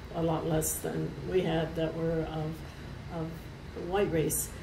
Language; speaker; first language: English; native; English